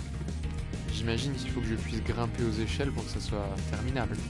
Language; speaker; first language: French; native; French